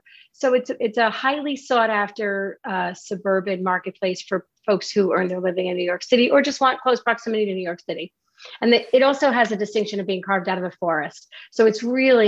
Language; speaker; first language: English; native; English